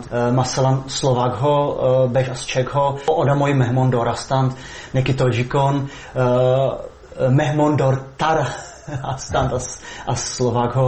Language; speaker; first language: Tajik; non-native, fluent; Czech